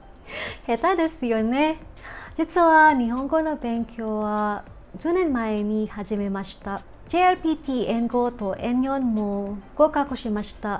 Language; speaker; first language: Japanese; non-native, learner; Filipino